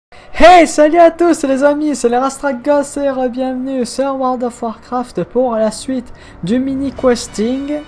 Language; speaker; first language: French; native; French